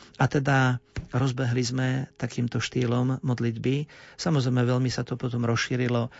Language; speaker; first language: Slovak; native; Slovak